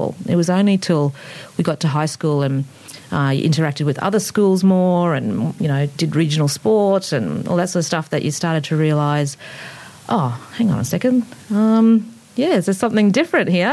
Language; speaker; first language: English; native; English